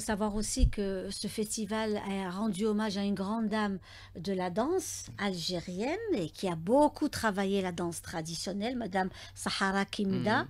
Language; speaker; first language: French; native; French